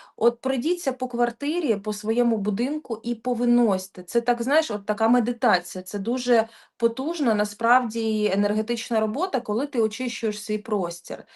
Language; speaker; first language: Ukrainian; non-native, local second language; Russian